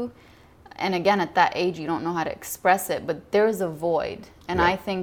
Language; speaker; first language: English; non-native, fluent; Arabic